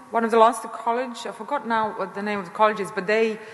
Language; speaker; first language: English; non-native, fluent; Serbian